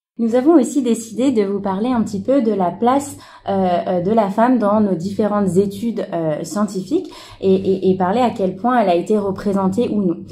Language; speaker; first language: French; native; French